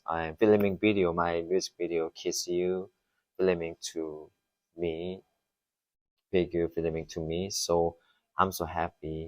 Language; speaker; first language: English; non-native, learner; Korean